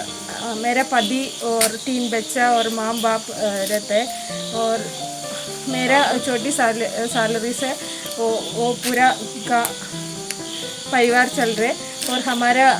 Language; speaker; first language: Hindi; non-native, local second language; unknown